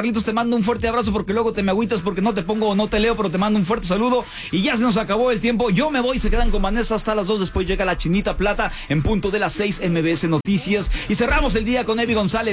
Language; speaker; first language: Spanish; native; Spanish